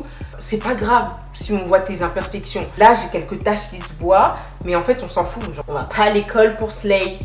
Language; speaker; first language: French; native; French